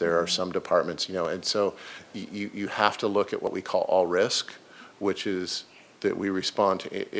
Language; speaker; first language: English; native; English